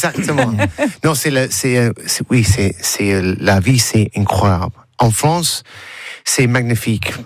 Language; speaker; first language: French; non-native, learner; English